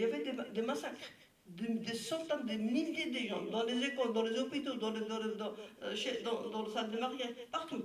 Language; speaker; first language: French; non-native, fluent; Persian